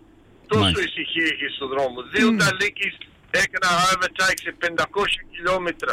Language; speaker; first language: Greek; early bilingual, heritage; Greek